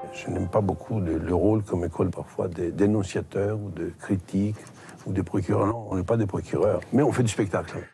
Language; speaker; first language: French; non-native, fluent; Greek